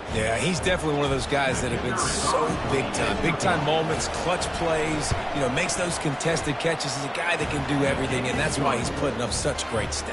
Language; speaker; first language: English; native; English